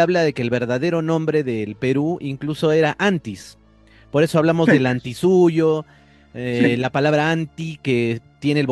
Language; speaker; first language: Spanish; native; Spanish